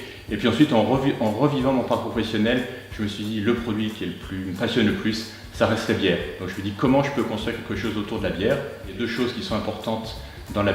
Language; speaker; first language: French; native; French